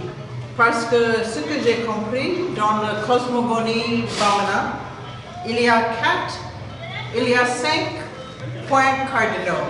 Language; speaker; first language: French; non-native, fluent; English